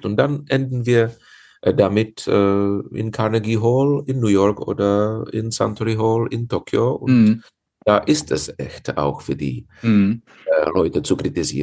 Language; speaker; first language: German; non-native, fluent; Czech